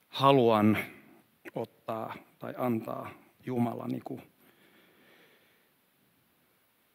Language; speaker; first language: Finnish; non-native, fluent; Swedish